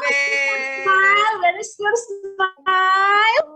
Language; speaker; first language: English; non-native, learner; Indonesian